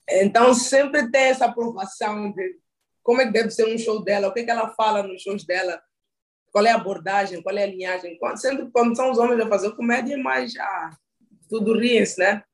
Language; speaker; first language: Portuguese; native; Portuguese